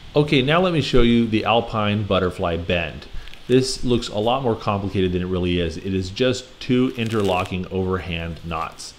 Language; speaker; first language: English; native; English